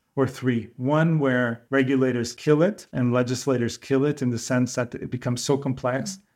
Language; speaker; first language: English; non-native, fluent; Portuguese